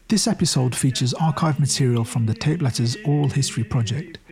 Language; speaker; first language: English; early bilingual, other home language; Urdu